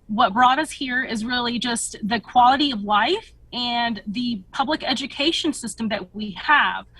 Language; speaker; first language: English; early bilingual, other home language; Spanish